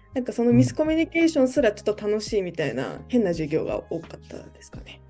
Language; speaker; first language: Japanese; native; Japanese